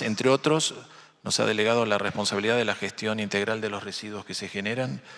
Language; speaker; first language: Spanish; native; Spanish